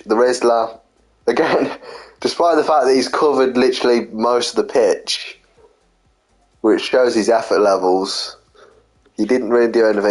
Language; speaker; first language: English; native; English